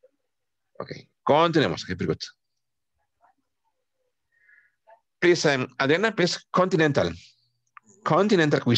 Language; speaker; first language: English; non-native, fluent; Spanish